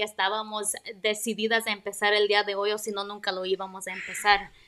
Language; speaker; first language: Spanish; native; Spanish